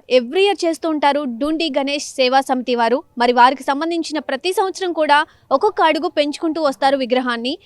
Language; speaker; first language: Telugu; native; Telugu